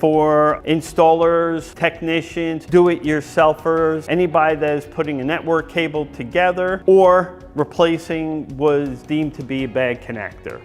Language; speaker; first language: English; native; English